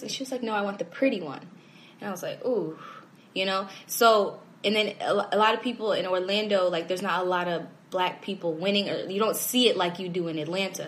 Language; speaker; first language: English; native; English